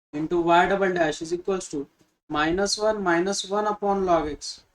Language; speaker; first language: Hindi; non-native, local second language; Marathi